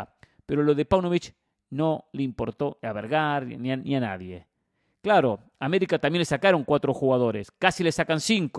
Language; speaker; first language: Spanish; native; Spanish